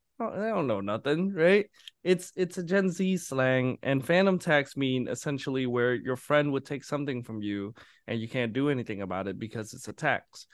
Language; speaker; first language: English; early bilingual, other home language; Vietnamese